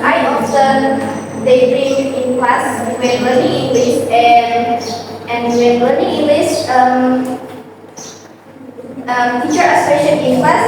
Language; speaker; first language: English; non-native, learner; Indonesian